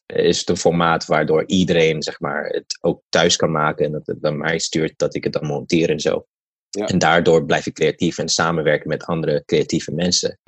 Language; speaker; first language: Dutch; non-native, fluent; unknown